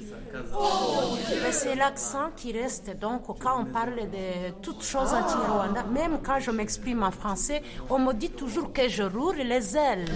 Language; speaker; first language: French; non-native, local second language; Kinyarwanda